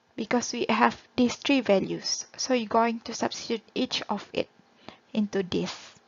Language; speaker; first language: English; non-native, local second language; Malay